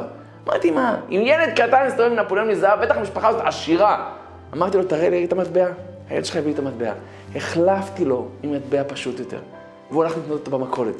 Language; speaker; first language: Hebrew; native; Hebrew